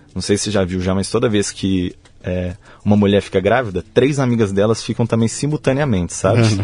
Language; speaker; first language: Portuguese; native; Portuguese